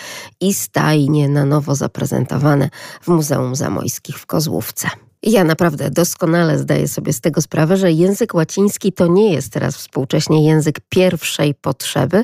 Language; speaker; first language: Polish; native; Polish